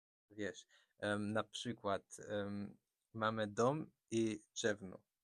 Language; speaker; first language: Polish; non-native, learner; German